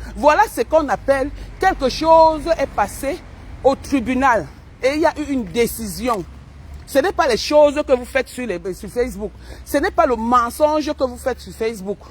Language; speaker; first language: French; non-native, local second language; Basaa